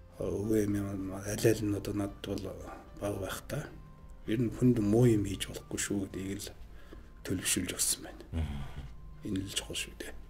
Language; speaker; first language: Mongolian; non-native, local second language; Kazakh